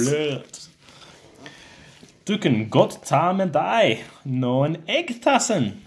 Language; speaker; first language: Norwegian; non-native, learner; English